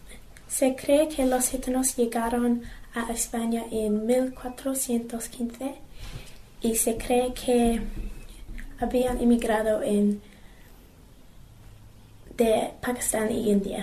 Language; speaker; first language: Spanish; non-native, learner; English